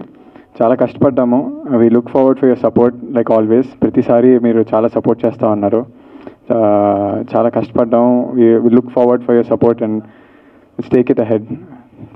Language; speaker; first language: Telugu; native; Telugu